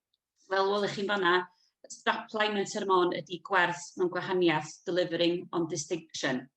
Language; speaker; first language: Welsh; native; Welsh